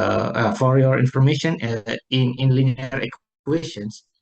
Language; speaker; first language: English; non-native, learner; Indonesian